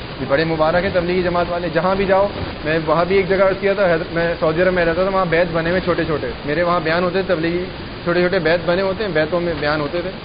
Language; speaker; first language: Urdu; native; Urdu